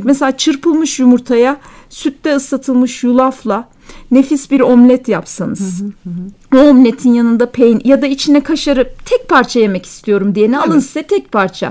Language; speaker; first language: Turkish; native; Turkish